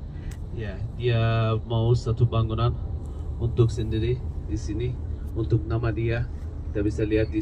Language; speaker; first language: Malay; non-native, learner; Turkish